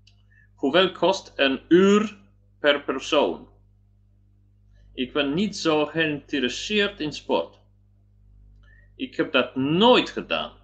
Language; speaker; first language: Dutch; non-native, learner; Polish